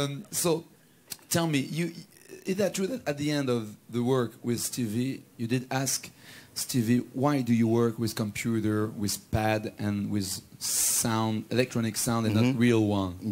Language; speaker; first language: English; non-native, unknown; French